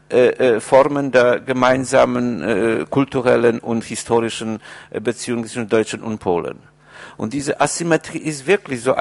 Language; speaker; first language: German; non-native, fluent; Polish